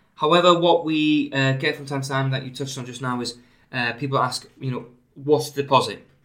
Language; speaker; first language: English; native; English